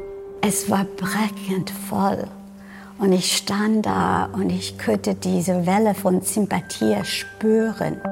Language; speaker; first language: German; non-native, fluent; English